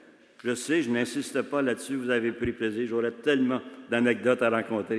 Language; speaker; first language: French; native; French